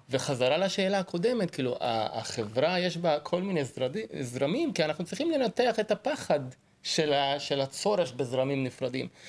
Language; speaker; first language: Hebrew; non-native, local second language; Arabic